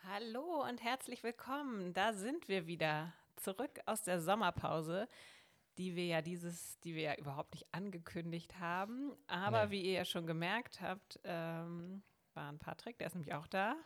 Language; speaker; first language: German; native; German